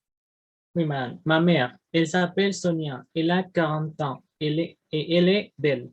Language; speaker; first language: French; non-native, learner; Spanish